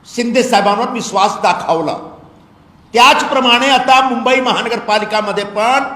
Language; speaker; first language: Marathi; non-native, local second language; Hindi